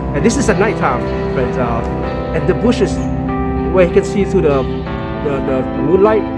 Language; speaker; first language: English; non-native, fluent; Lao